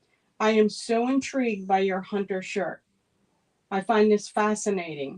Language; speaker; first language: English; native; English